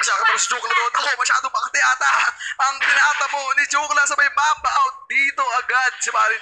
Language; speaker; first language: Filipino; native; Filipino